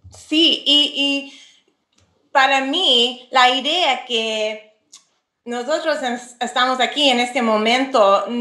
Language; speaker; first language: Spanish; non-native, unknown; English